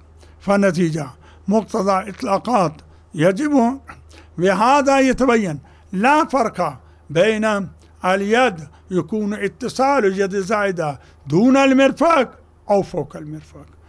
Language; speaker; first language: Arabic; non-native, fluent; Urdu